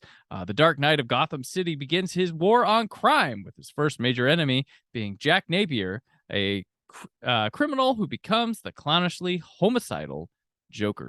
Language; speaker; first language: English; native; English